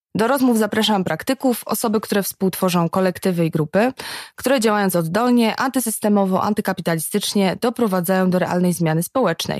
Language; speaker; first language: Polish; native; Polish